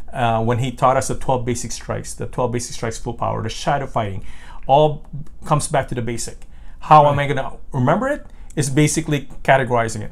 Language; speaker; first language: English; non-native, local second language; Filipino